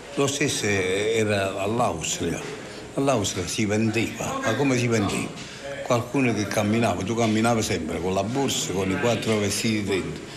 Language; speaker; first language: Italian; native; Italian